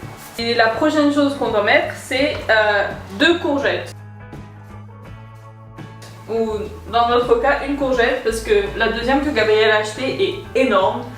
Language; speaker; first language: French; native; French